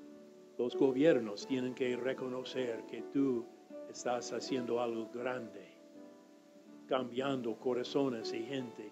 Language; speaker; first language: Spanish; non-native, fluent; English